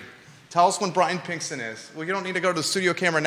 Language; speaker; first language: English; native; English